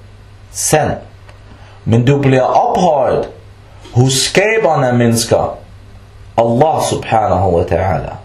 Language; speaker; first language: Danish; early bilingual, other home language; Arabic